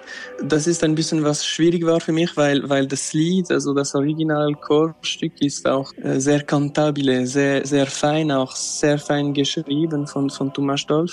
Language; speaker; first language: German; non-native, local second language; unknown